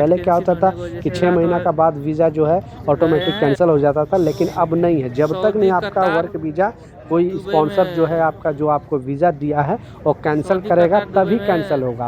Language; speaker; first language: Hindi; native; Hindi